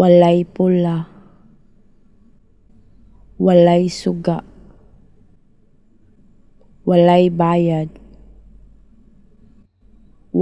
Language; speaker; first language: Cebuano; non-native, learner; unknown